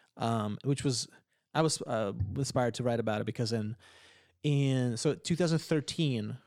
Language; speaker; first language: English; early bilingual, other home language; Ukrainian